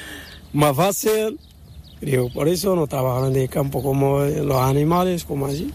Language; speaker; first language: Spanish; non-native, learner; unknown